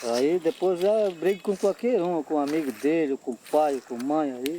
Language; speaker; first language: Portuguese; non-native, local second language; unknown